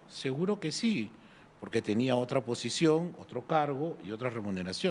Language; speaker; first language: Spanish; native; Spanish